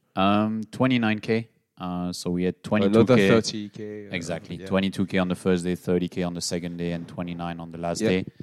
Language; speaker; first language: English; non-native, fluent; French